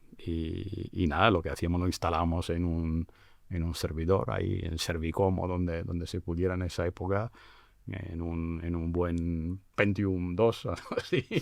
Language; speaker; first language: Spanish; non-native, fluent; English